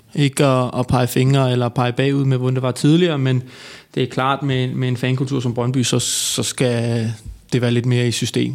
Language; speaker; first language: Danish; native; Danish